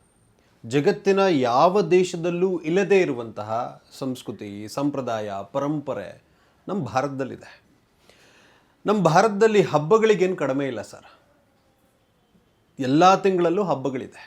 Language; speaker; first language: Kannada; native; Kannada